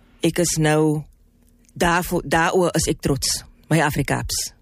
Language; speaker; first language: Afrikaans; non-native, local second language; English